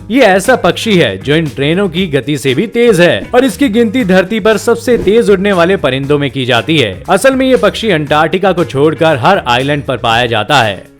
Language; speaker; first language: Hindi; native; Hindi